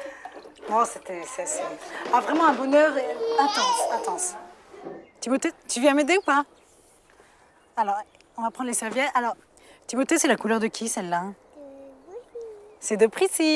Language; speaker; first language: French; native; French